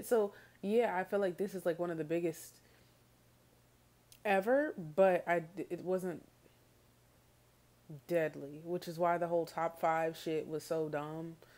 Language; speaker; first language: English; native; English